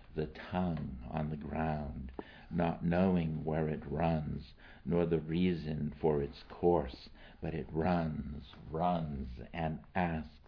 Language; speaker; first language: English; native; English